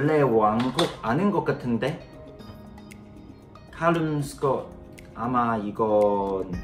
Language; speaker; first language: Korean; non-native, learner; Cantonese